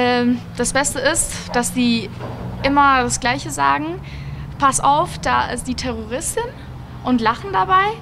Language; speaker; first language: German; early bilingual, other home language; Albanian